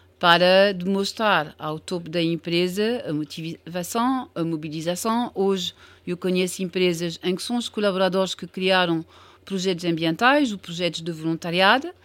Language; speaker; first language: Portuguese; non-native, fluent; French